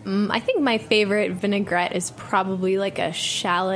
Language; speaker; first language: English; native; English